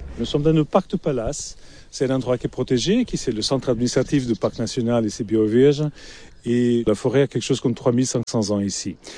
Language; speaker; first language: French; non-native, fluent; Portuguese